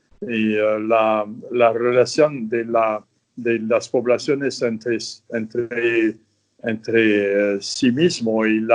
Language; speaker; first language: Spanish; non-native, fluent; French